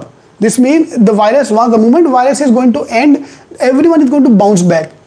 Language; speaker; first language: English; non-native, local second language; Hindi